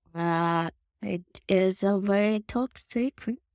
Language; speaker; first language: English; non-native, learner; Japanese